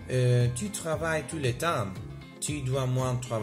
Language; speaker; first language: French; non-native, learner; Spanish